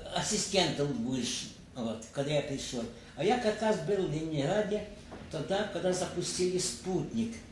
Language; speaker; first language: Russian; non-native, local second language; Ukrainian